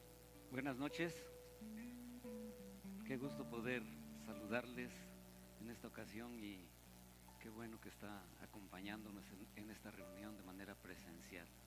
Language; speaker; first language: Spanish; native; Spanish